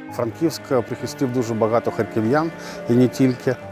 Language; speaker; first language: Ukrainian; native; Ukrainian